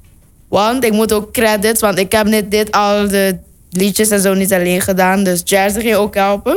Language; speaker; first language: Dutch; non-native, local second language; Papiamento